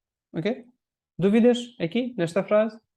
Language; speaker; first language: Portuguese; non-native, fluent; Hindi